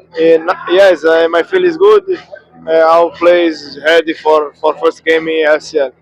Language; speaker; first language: English; non-native, learner; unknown